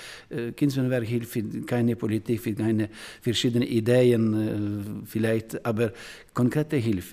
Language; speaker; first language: German; non-native, learner; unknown